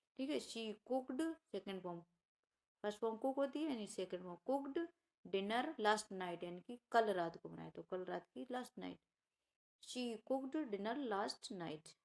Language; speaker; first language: Hindi; native; Hindi